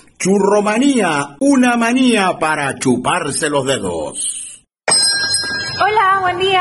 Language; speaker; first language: Spanish; native; Spanish